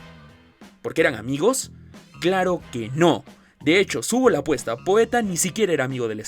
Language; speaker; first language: Spanish; native; Spanish